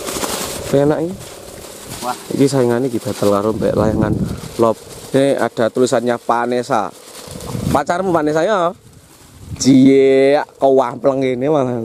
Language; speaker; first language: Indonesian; non-native, local second language; Javanese